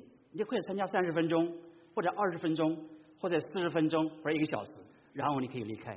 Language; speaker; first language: Chinese; native; Chinese